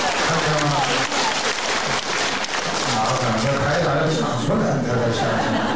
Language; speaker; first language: Chinese; native; Chinese